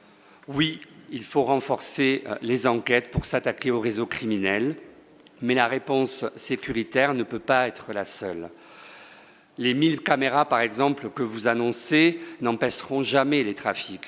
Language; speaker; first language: French; native; French